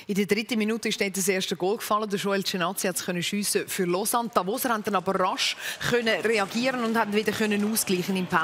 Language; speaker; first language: German; native; German